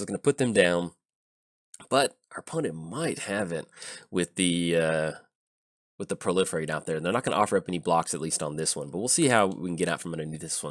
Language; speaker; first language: English; native; English